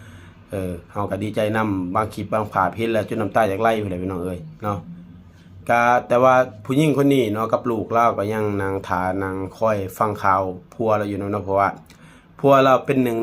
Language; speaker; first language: Thai; non-native, local second language; Northeastern Thai